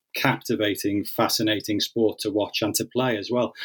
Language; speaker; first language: English; native; English